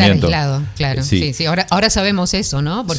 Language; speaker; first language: Spanish; native; Spanish